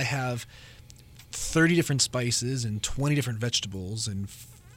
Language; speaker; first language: English; native; English